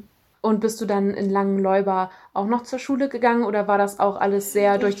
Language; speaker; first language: German; native; German